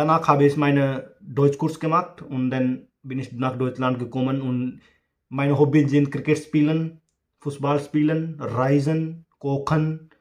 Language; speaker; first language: German; non-native, learner; Hindi